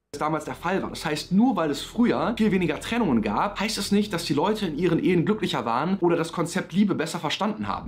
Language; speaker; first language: German; native; German